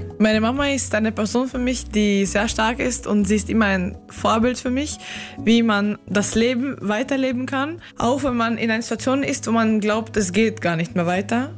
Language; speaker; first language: German; non-native, fluent; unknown